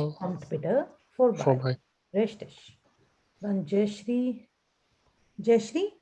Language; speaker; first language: German; non-native, fluent; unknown